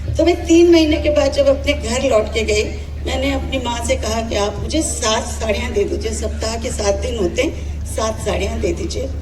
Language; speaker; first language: Hindi; non-native, local second language; Odia